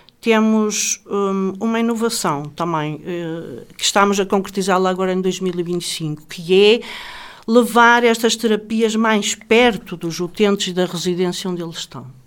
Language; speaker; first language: Portuguese; native; Portuguese